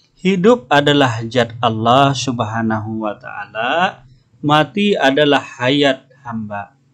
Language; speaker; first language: Indonesian; non-native, local second language; Banjar